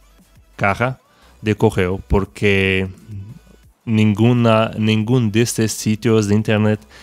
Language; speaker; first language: Spanish; non-native, fluent; Portuguese